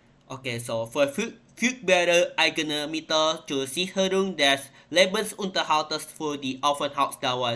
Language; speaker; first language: German; non-native, learner; Indonesian